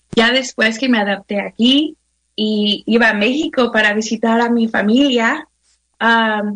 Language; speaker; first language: Spanish; native; Spanish